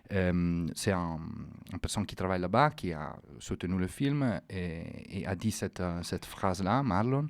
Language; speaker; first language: French; non-native, fluent; Italian